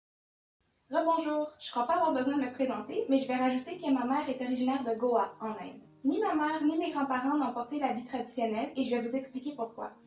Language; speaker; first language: French; native; French